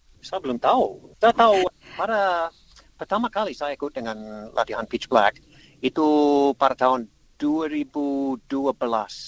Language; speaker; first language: Indonesian; non-native, learner; English